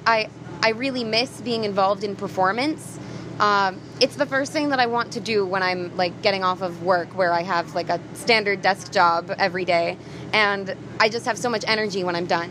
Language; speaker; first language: English; native; English